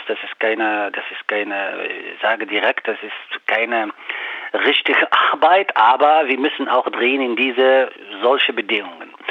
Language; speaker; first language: German; non-native, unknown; Arabic